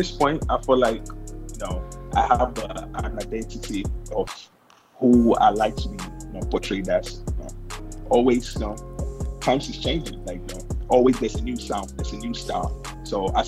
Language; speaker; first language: English; non-native, local second language; Akan